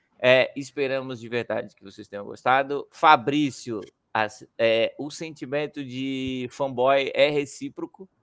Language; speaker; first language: Portuguese; native; Portuguese